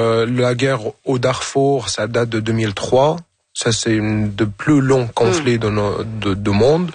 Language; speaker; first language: French; non-native, fluent; Arabic